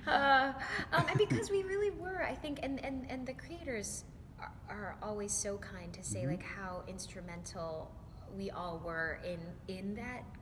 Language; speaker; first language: English; native; English